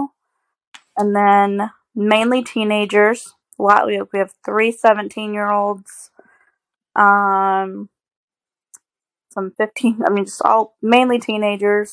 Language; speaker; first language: English; native; English